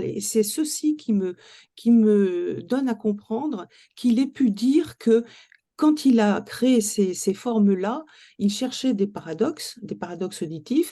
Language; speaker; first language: French; native; French